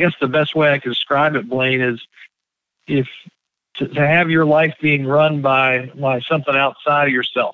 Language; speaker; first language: English; native; English